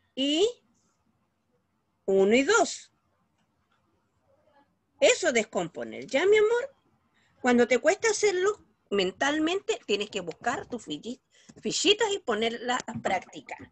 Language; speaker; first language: Spanish; native; Spanish